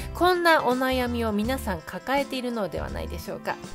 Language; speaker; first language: Japanese; native; Japanese